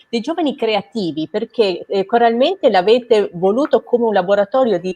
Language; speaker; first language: Italian; native; Italian